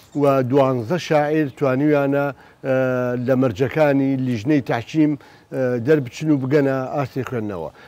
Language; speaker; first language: Central Kurdish; native; Central Kurdish